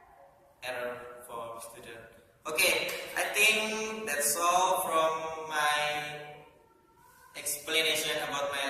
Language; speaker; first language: English; non-native, learner; Indonesian